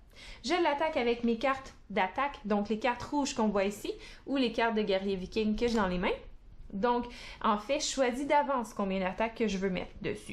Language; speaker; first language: French; native; French